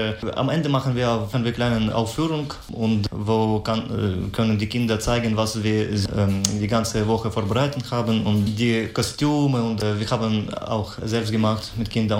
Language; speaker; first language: German; non-native, learner; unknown